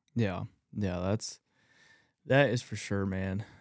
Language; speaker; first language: English; native; English